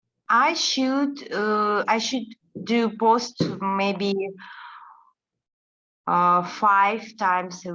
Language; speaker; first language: English; non-native, learner; Russian